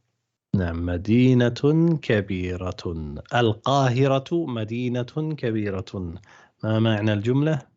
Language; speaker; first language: Arabic; non-native, fluent; English